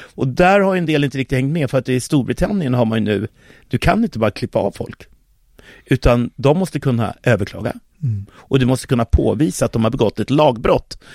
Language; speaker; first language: Swedish; early bilingual, other home language; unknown